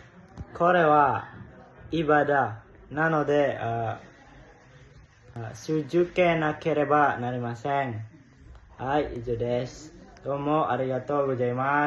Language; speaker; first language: Japanese; non-native, learner; Indonesian